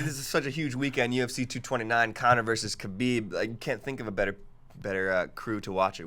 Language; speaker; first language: English; native; English